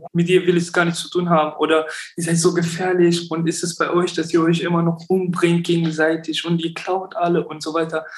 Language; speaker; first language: German; early bilingual, other home language; Romanian